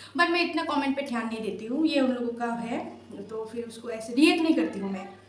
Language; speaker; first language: Hindi; non-native, local second language; Assamese